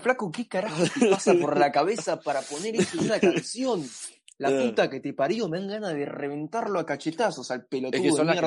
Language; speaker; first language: Spanish; native; Spanish